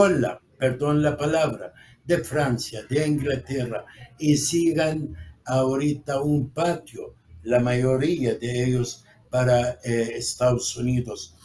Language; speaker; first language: Spanish; non-native, fluent; Arabic